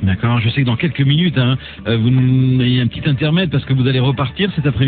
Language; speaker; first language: French; native; French